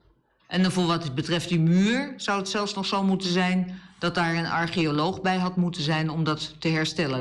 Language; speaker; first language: Dutch; native; Dutch